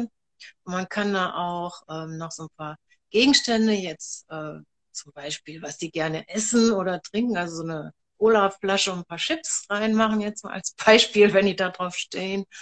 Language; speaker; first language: German; native; German